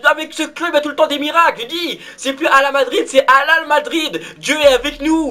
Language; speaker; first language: French; native; French